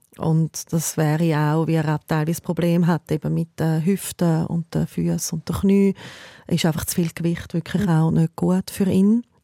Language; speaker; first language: German; native; German